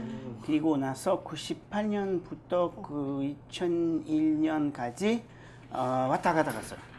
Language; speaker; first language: Korean; non-native, learner; French